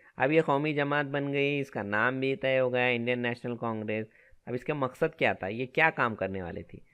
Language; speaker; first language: Urdu; native; Urdu